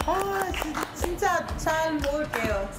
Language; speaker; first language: Korean; non-native, learner; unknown